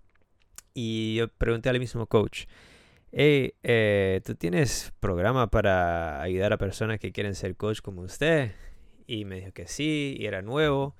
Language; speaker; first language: Spanish; non-native, fluent; English